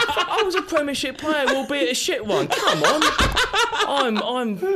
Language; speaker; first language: English; native; English